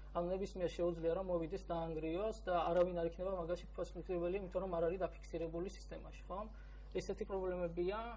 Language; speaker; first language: Georgian; non-native, local second language; Azerbaijani